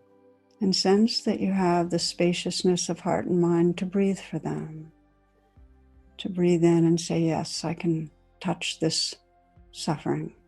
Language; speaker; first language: English; native; English